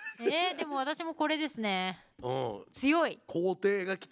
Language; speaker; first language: Japanese; native; Japanese